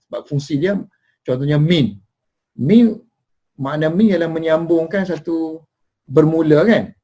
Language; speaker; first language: Malay; native; Malay